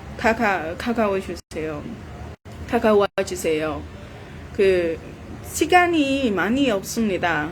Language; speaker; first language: Korean; non-native, learner; Vietnamese